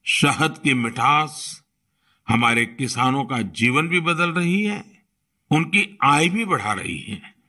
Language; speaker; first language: Hindi; non-native, local second language; Gujarati